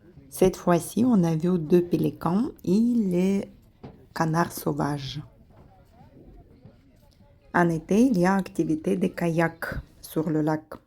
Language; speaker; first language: French; non-native, fluent; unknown